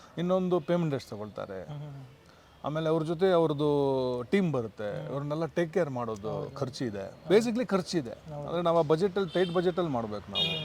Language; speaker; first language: Kannada; non-native, local second language; Tulu